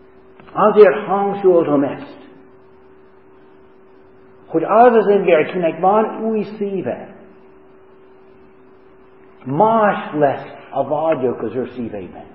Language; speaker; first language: Hungarian; non-native, fluent; English